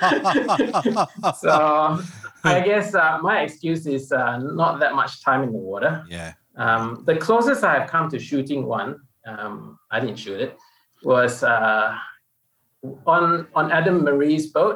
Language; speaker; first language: English; non-native, local second language; Min Nan Chinese